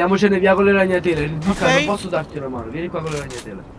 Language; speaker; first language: Italian; native; Italian